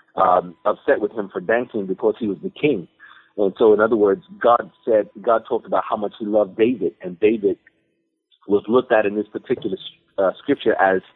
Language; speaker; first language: English; native; English